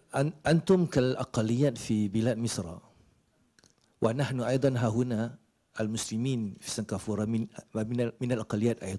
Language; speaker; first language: Arabic; non-native, learner; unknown